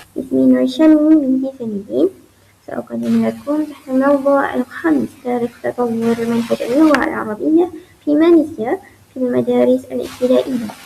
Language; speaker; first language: Arabic; non-native, learner; Malay